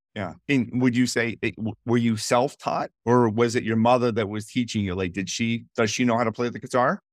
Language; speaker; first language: English; native; English